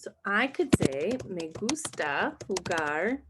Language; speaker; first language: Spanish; non-native, fluent; English